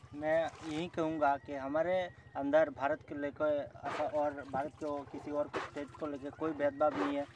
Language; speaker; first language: Hindi; non-native, local second language; Bangla